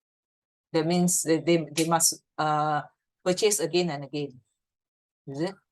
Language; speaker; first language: English; non-native, fluent; Malay